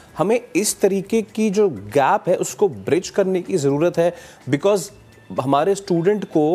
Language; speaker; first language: Urdu; native; Urdu